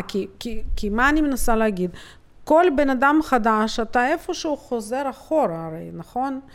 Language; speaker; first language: Hebrew; native; Hebrew